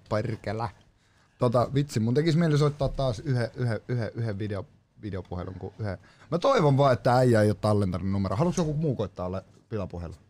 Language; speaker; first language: Finnish; native; Finnish